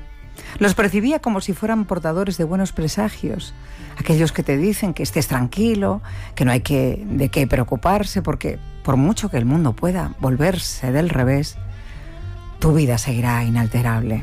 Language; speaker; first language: Spanish; native; Spanish